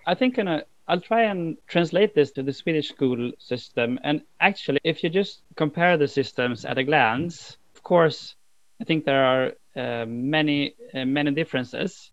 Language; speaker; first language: English; non-native, fluent; Swedish